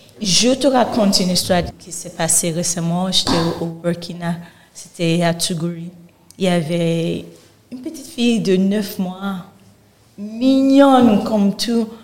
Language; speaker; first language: French; non-native, fluent; Yoruba